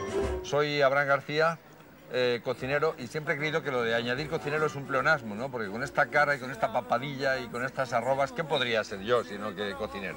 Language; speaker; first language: Spanish; native; Spanish